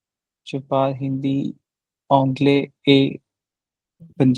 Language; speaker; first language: French; non-native, learner; Hindi